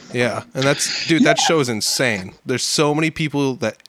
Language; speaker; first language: English; native; English